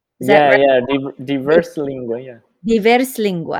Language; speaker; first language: English; non-native, fluent; Portuguese